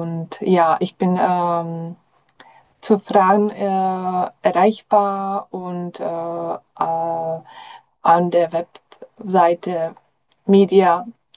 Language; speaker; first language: German; non-native, fluent; Czech